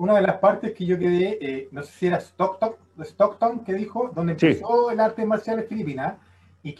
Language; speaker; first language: Spanish; native; Spanish